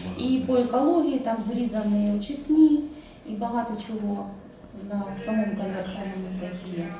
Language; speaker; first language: Ukrainian; non-native, local second language; Russian